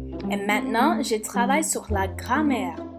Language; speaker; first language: French; non-native, learner; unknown